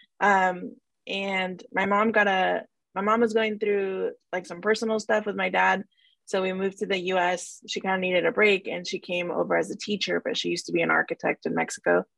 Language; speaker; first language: English; early bilingual, other home language; Spanish